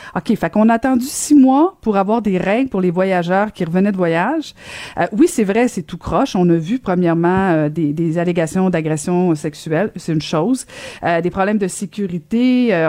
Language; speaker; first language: French; native; French